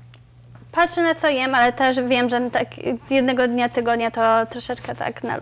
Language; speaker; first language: Polish; early bilingual, other home language; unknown